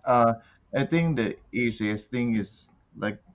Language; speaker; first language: English; non-native, learner; Thai